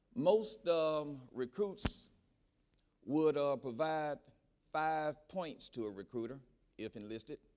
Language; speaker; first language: English; native; English